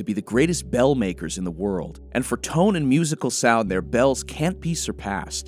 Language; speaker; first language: English; native; English